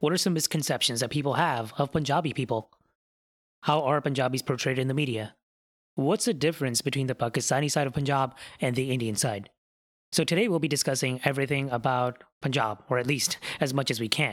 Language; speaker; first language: English; non-native, local second language; Punjabi